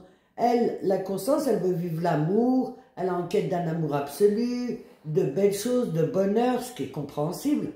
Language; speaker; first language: French; native; French